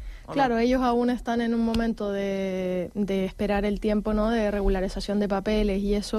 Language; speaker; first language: Spanish; non-native, local second language; Catalan